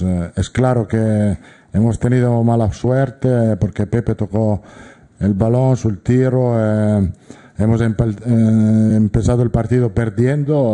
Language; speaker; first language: Spanish; non-native, fluent; Italian